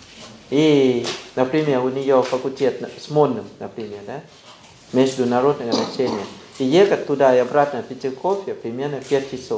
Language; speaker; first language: Russian; non-native, fluent; Thai